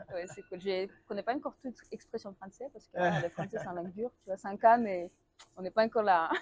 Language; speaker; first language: French; non-native, learner; Russian